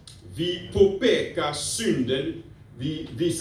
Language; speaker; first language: Swedish; non-native, fluent; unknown